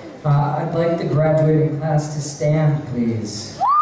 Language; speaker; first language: English; native; English